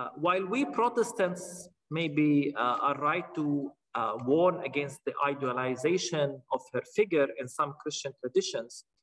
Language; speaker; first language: English; non-native, fluent; Arabic